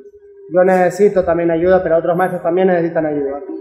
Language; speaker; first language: Spanish; native; Spanish